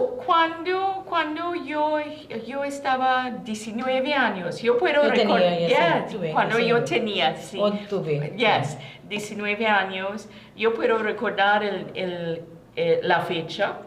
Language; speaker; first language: Spanish; non-native, learner; English